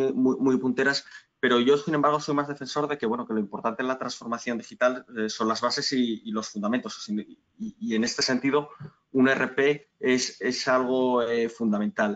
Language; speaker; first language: Spanish; native; Spanish